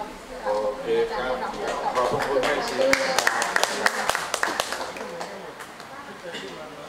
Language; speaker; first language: Thai; native; Thai